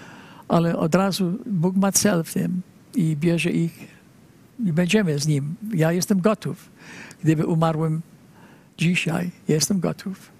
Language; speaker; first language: Polish; early bilingual, heritage; Polish